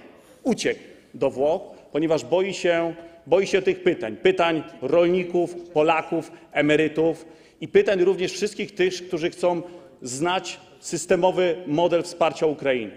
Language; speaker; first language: Polish; native; Polish